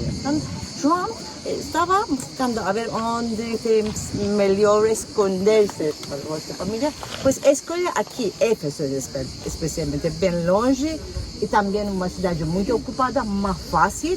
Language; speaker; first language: Portuguese; non-native, fluent; Turkish